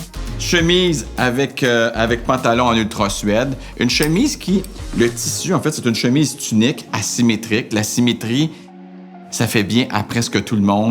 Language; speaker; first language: French; native; French